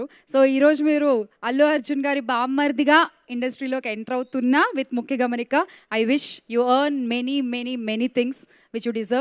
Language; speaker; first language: Telugu; native; Telugu